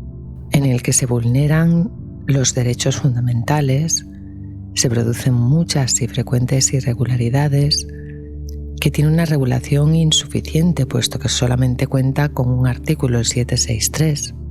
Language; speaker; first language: Spanish; native; Spanish